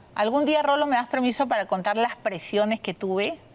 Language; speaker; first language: Spanish; native; Spanish